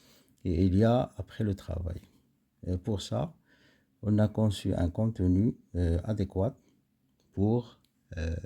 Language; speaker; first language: French; non-native, local second language; Arabic